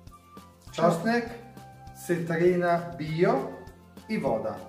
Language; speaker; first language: Polish; non-native, learner; Italian